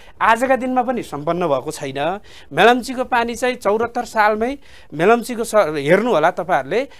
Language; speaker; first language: Nepali; native; Nepali